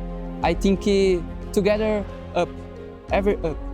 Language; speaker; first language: English; non-native, learner; Portuguese